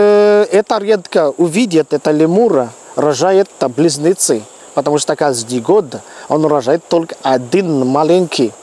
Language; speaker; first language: Russian; non-native, learner; Malagasy